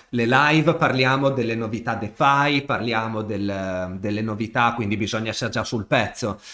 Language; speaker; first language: Italian; native; Italian